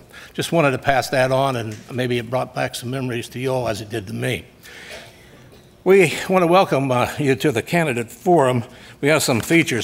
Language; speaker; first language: English; native; English